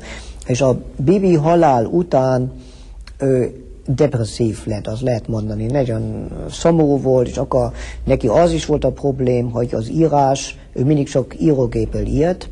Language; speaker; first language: Hungarian; early bilingual, heritage; Hungarian